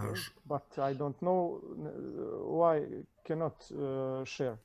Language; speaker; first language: English; non-native, learner; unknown